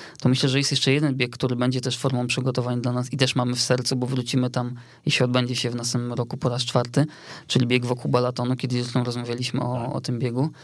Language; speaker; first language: Polish; native; Polish